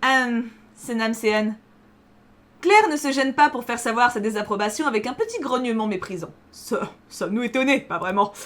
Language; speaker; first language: French; native; French